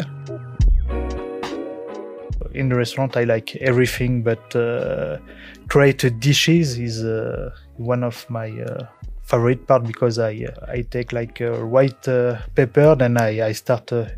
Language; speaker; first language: English; non-native, learner; French